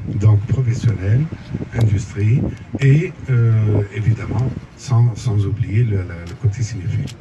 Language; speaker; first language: French; non-native, local second language; Arabic